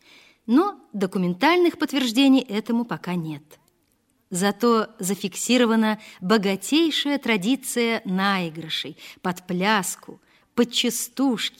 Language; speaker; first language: Russian; native; Russian